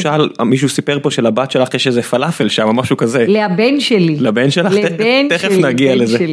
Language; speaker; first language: Hebrew; non-native, fluent; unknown